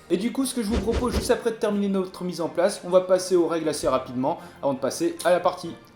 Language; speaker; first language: French; native; French